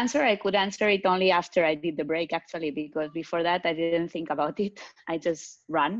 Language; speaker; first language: English; non-native, fluent; Spanish